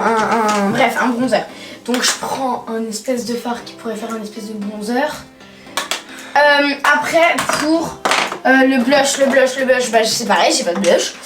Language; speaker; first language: French; native; French